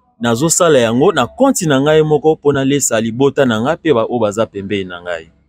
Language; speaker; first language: Lingala; native; Lingala